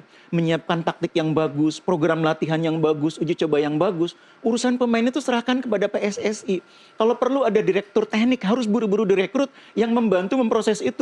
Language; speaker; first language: Indonesian; native; Indonesian